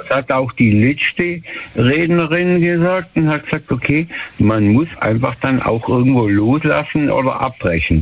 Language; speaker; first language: German; native; German